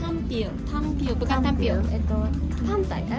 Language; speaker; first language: Indonesian; non-native, fluent; Japanese